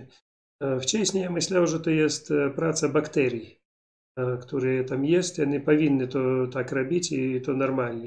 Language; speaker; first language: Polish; non-native, learner; Belarusian